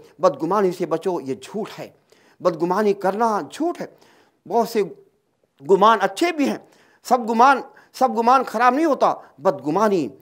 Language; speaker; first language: Urdu; native; Urdu